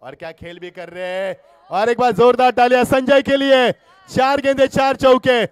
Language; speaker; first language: Hindi; non-native, local second language; Marathi